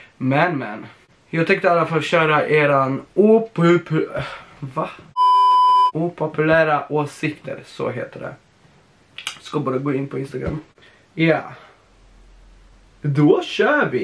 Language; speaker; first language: Swedish; non-native, fluent; Polish